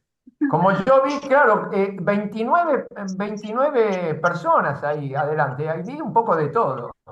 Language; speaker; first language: Spanish; native; Spanish